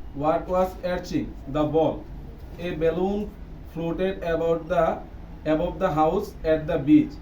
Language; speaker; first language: English; non-native, local second language; Bangla